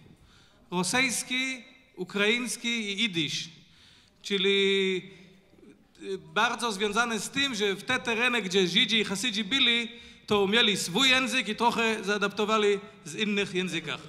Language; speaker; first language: Polish; non-native, fluent; Hebrew